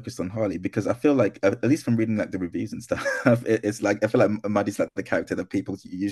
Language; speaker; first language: English; non-native, local second language; Akan